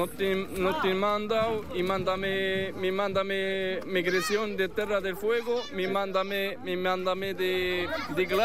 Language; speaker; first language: Spanish; non-native, learner; Arabic